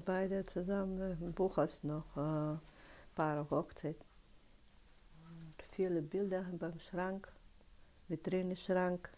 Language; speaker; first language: German; non-native, learner; Russian